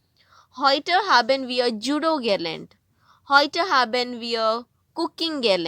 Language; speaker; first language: German; non-native, fluent; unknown